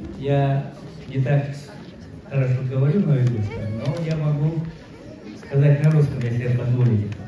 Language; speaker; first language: Russian; non-native, local second language; Uyghur